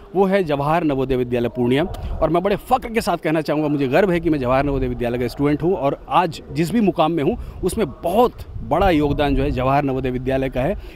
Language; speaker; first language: Hindi; native; Hindi